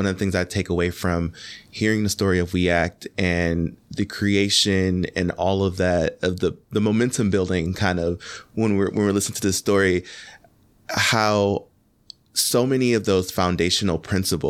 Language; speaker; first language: English; native; English